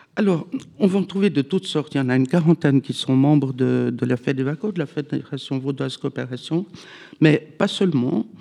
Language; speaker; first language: French; native; French